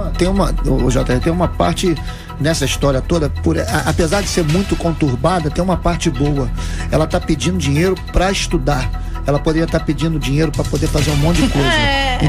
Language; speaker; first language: Portuguese; native; Portuguese